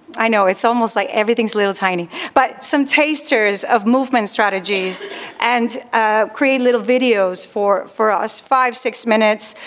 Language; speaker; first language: English; non-native, fluent; Spanish